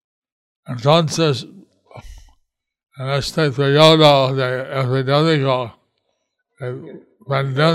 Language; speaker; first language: Spanish; non-native, learner; English